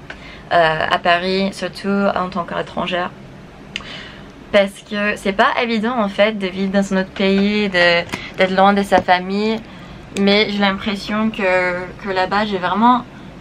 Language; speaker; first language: French; non-native, fluent; English